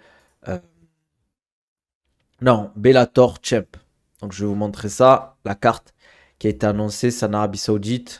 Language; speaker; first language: French; native; French